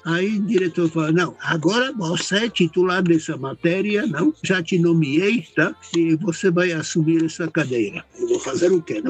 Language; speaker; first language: Portuguese; non-native, fluent; Czech